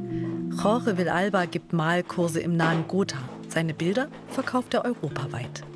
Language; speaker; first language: German; native; German